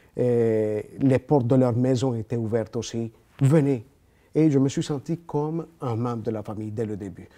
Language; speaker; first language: French; non-native, fluent; Spanish